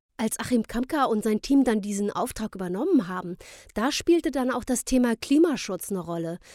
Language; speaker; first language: German; native; German